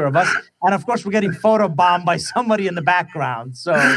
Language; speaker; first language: English; non-native, fluent; Persian